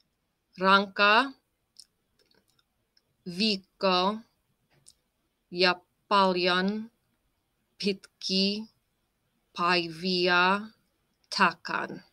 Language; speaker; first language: Finnish; non-native, learner; English